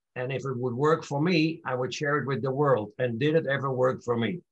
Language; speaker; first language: English; non-native, fluent; Dutch